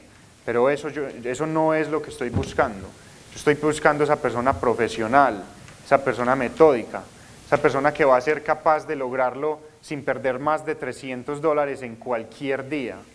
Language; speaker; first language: Spanish; native; Spanish